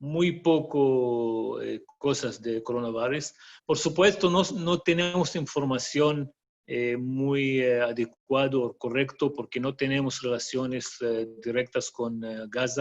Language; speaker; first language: Spanish; non-native, fluent; Arabic